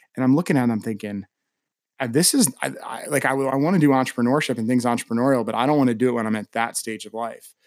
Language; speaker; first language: English; native; English